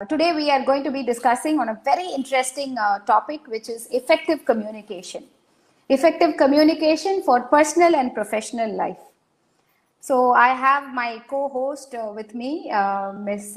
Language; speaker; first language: English; non-native, local second language; Tamil